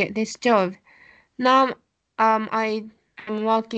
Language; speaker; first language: English; non-native, fluent; Japanese